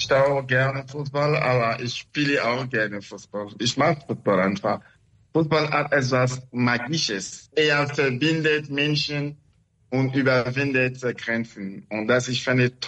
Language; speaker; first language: German; non-native, learner; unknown